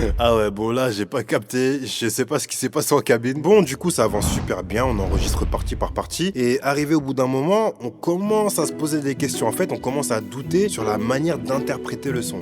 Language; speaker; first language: French; native; French